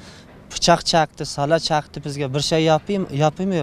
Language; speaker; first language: Turkish; non-native, learner; Uzbek